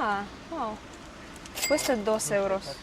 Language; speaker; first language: Spanish; non-native, fluent; Russian